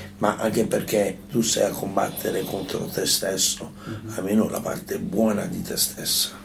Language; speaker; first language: Italian; native; Italian